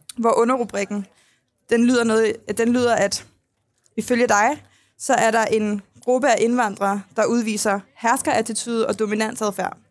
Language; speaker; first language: Danish; native; Danish